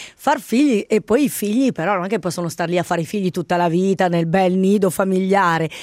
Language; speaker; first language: Italian; native; Italian